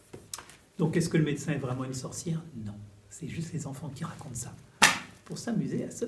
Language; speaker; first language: French; native; French